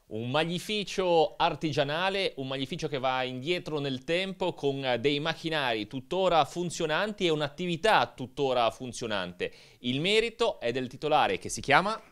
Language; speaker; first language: Italian; native; Italian